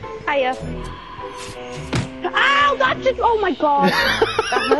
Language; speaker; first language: English; native; English